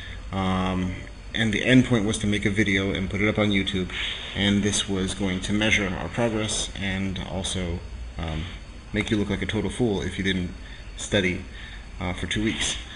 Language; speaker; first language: English; native; English